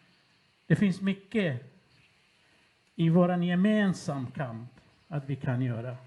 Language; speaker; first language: Swedish; non-native, fluent; Kurdish